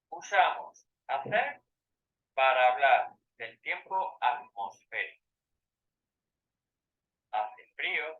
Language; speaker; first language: Spanish; non-native, fluent; Ukrainian